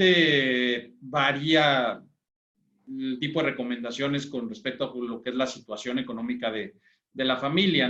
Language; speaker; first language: Spanish; native; Spanish